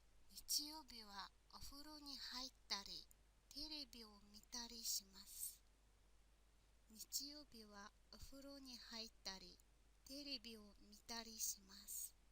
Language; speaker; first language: Japanese; non-native, fluent; Mongolian